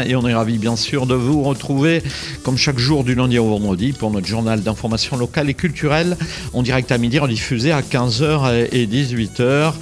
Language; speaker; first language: French; native; French